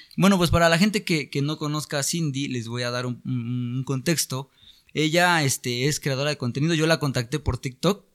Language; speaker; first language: Spanish; native; Spanish